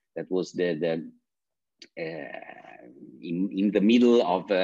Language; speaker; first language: English; non-native, fluent; Italian